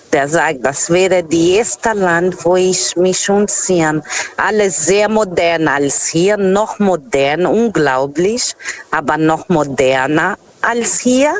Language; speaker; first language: German; non-native, learner; Portuguese